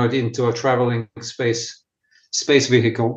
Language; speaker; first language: English; non-native, fluent; Ukrainian